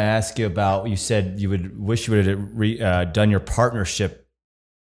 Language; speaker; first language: English; native; English